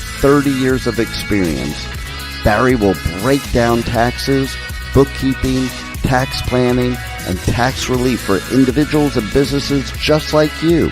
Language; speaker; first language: English; native; English